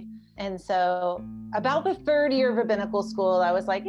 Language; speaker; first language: English; native; English